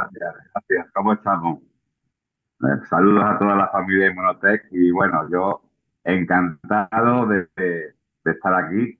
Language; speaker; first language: Spanish; native; Spanish